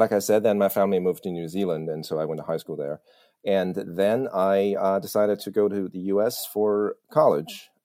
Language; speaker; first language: English; early bilingual, other home language; Chinese